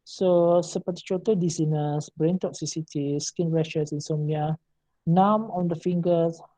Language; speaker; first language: English; non-native, local second language; Malay